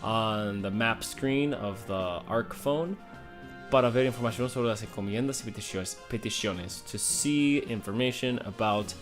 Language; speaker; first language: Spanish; non-native, fluent; English